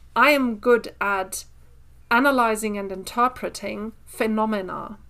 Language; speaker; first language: English; non-native, fluent; German